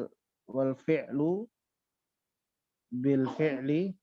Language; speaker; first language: Arabic; non-native, fluent; Indonesian